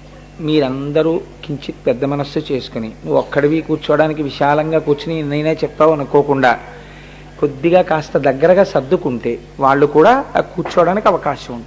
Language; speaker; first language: Telugu; native; Telugu